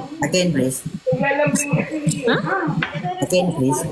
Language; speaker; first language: English; non-native, learner; Thai